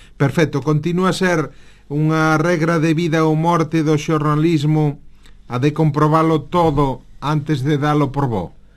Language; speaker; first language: Galician; native; Galician